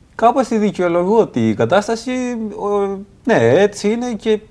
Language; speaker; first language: Greek; non-native, fluent; Arabic